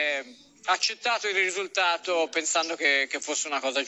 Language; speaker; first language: Italian; native; Italian